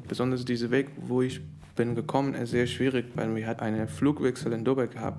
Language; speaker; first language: German; non-native, fluent; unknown